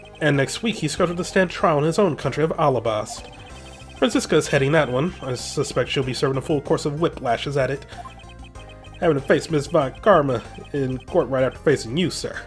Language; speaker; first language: English; native; English